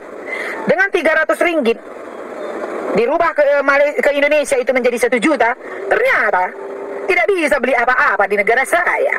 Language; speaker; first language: Indonesian; native; Indonesian